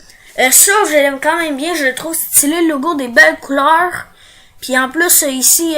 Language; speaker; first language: French; native; French